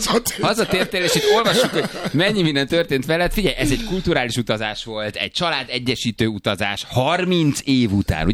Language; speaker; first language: Hungarian; native; Hungarian